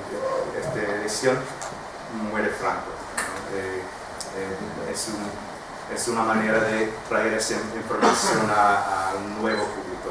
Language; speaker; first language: Spanish; non-native, fluent; English